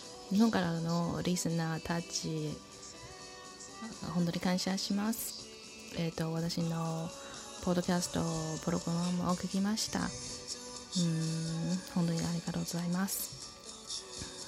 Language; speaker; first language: Japanese; non-native, learner; Chinese